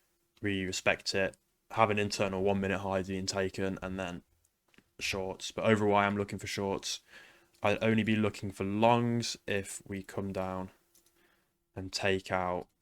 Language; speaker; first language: English; native; English